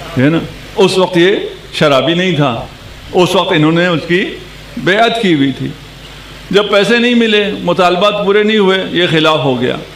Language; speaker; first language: Urdu; non-native, local second language; Punjabi